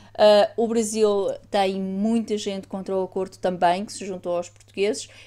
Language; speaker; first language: Portuguese; native; Portuguese